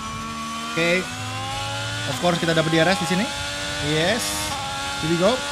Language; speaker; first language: English; non-native, fluent; Indonesian